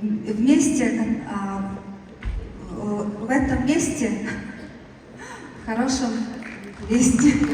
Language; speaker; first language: Russian; non-native, learner; Mongolian